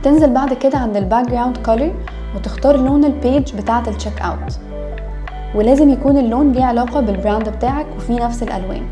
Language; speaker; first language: Arabic; native; Arabic